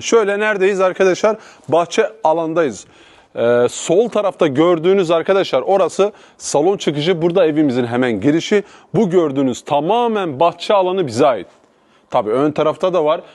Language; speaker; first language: Turkish; native; Turkish